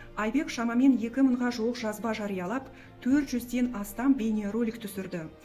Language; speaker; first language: Kazakh; non-native, local second language; Russian